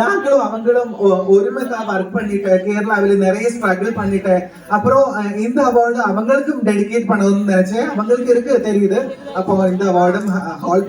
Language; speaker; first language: Tamil; non-native, learner; Malayalam